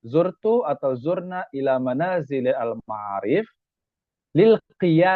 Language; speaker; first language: Arabic; non-native, fluent; Indonesian